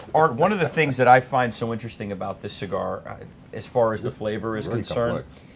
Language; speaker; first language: English; native; English